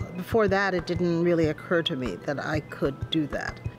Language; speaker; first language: English; native; English